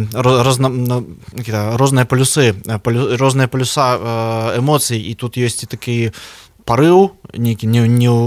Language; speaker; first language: Belarusian; non-native, local second language; Russian